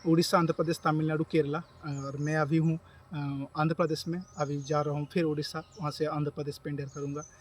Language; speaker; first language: Hindi; non-native, local second language; Bangla